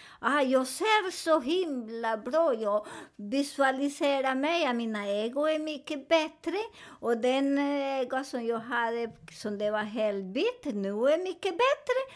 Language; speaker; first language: Swedish; non-native, fluent; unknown